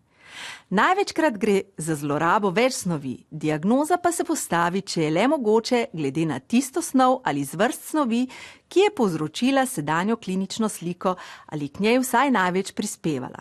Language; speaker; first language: Slovenian; native; Slovenian